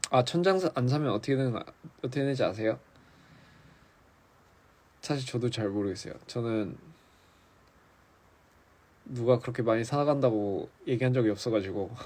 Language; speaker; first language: Korean; early bilingual, heritage; English